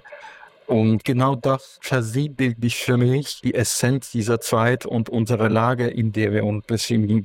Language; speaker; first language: German; non-native, fluent; Ukrainian